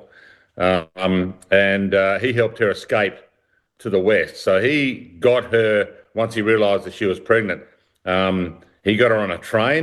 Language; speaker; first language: English; native; English